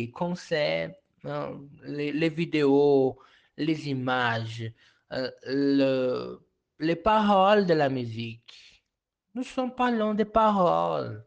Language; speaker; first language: French; non-native, learner; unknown